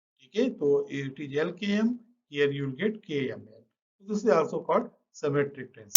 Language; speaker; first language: English; non-native, local second language; Hindi